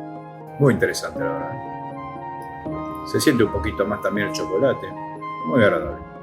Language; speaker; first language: Spanish; native; Spanish